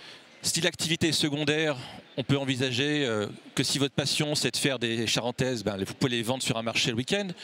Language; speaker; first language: French; native; French